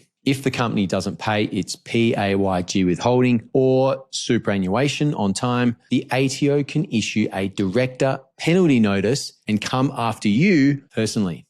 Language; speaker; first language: English; native; English